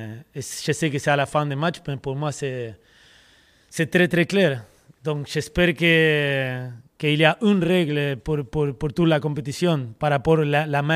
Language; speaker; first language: French; non-native, fluent; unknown